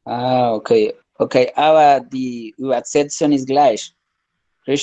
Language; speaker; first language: German; non-native, learner; Spanish